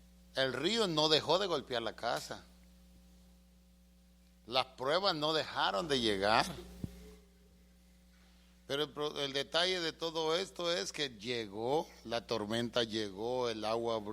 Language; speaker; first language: Spanish; native; Spanish